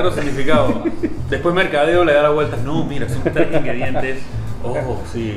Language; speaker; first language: Spanish; native; Spanish